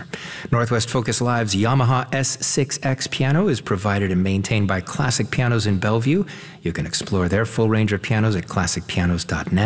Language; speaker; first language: English; native; English